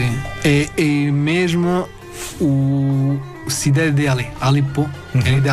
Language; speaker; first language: Portuguese; non-native, learner; Arabic